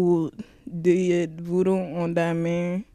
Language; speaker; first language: English; non-native, local second language; Rundi